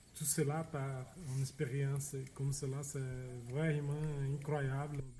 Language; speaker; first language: French; non-native, fluent; Portuguese